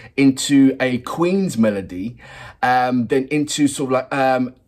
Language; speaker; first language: English; native; English